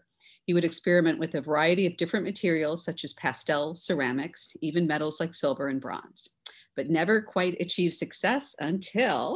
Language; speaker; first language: English; native; English